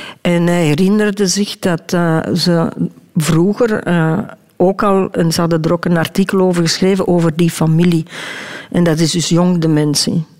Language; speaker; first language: Dutch; native; Dutch